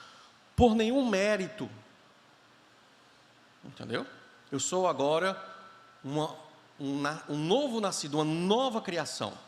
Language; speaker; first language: Portuguese; native; Portuguese